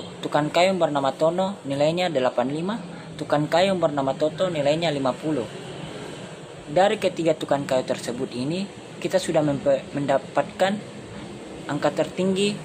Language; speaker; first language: Indonesian; native; Indonesian